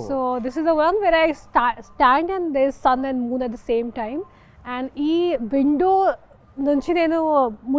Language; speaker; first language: Telugu; non-native, fluent; Hindi